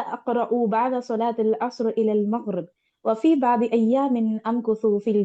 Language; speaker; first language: Arabic; non-native, learner; Urdu